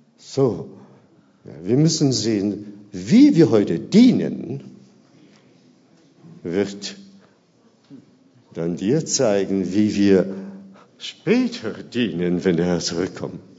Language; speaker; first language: German; non-native, fluent; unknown